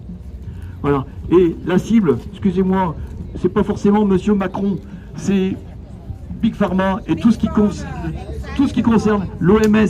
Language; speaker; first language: French; native; French